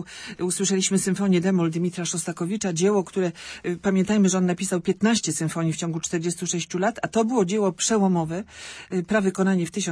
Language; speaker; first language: Polish; native; Polish